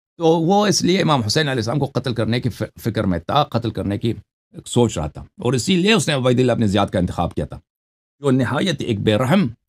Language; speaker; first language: Urdu; non-native, local second language; Balti